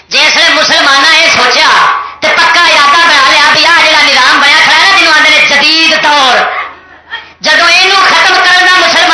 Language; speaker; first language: Urdu; non-native, local second language; Punjabi